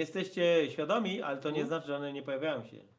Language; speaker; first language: Polish; native; Polish